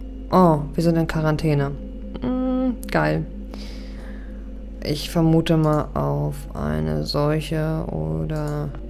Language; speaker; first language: German; native; German